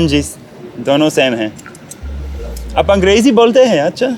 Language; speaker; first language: Hindi; non-native, learner; English